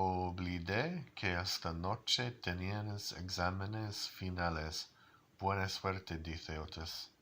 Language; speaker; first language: Spanish; non-native, learner; English